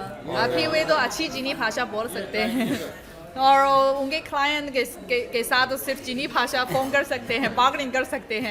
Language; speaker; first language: Hindi; non-native, fluent; Chinese